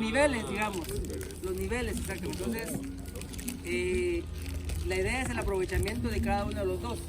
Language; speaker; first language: Spanish; native; Spanish